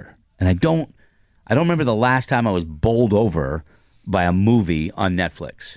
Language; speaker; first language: English; native; English